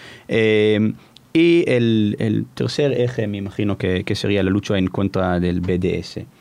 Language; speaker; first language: Spanish; non-native, fluent; Hebrew